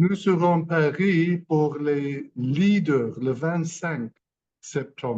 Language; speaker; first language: French; non-native, learner; English